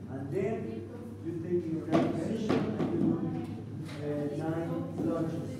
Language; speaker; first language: English; non-native, learner; Spanish